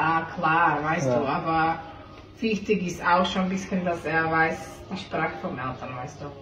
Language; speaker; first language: German; non-native, learner; Slovak